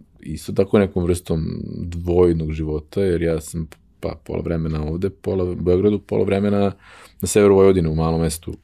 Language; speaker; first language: Serbian; native; Serbian